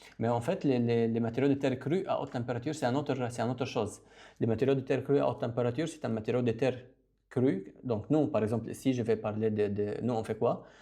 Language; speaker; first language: French; non-native, local second language; Arabic